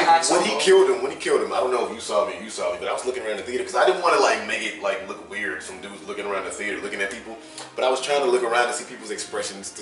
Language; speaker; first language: English; native; English